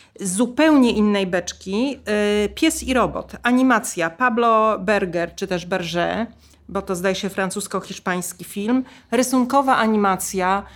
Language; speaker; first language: Polish; native; Polish